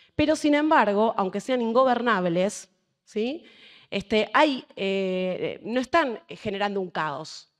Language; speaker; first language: Spanish; native; Spanish